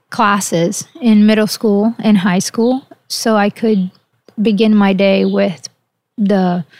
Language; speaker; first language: English; early bilingual, other home language; Portuguese